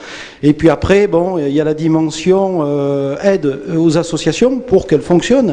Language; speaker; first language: French; native; French